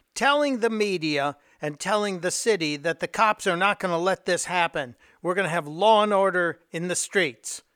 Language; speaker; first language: English; native; English